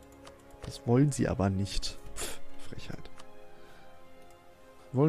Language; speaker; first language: German; native; German